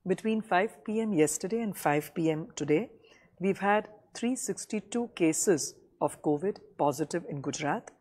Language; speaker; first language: English; non-native, local second language; Gujarati